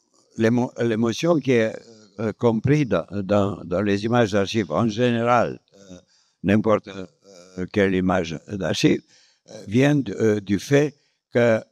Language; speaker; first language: French; non-native, fluent; Romanian